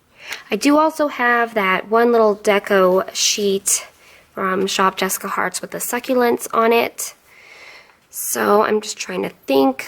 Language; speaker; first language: English; native; English